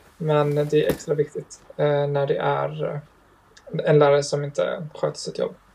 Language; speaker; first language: Swedish; early bilingual, other home language; Arabic